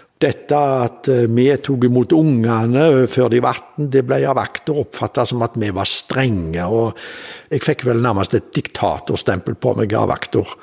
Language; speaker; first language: Norwegian; native; Norwegian